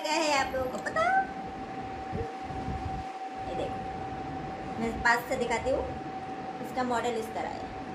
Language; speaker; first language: Hindi; non-native, local second language; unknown